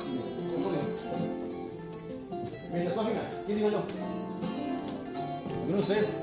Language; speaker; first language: Spanish; native; Spanish